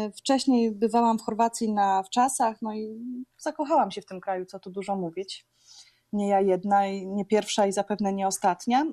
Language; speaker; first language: Polish; native; Polish